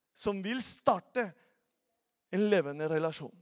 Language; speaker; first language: Norwegian; non-native, fluent; Spanish